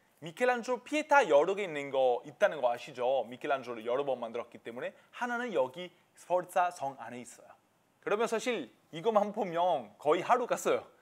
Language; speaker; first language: Korean; non-native, fluent; Italian